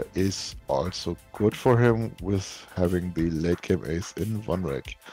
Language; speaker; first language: English; non-native, fluent; German